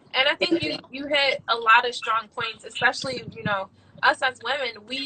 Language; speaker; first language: English; native; English